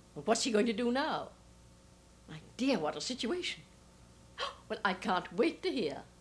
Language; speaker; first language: English; native; English